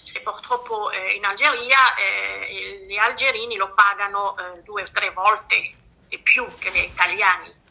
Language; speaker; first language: Italian; non-native, fluent; Arabic